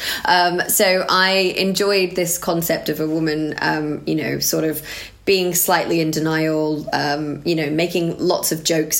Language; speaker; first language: English; native; English